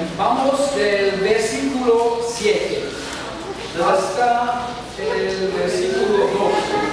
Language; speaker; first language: Spanish; non-native, learner; German